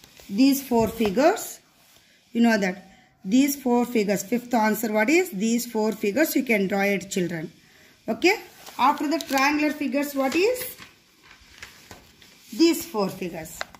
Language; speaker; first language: English; non-native, local second language; Kannada